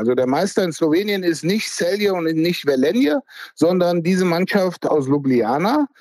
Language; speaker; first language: German; native; German